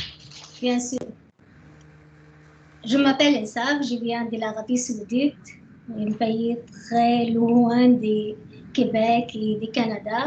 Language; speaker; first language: French; non-native, learner; Arabic